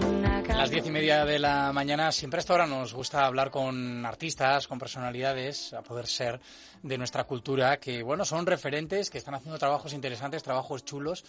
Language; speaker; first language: Spanish; native; Spanish